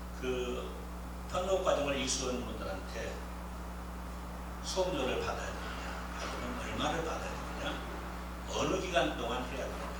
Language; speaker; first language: Korean; native; Korean